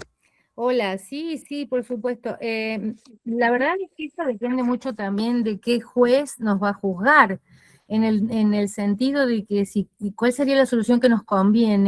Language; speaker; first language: Spanish; native; Spanish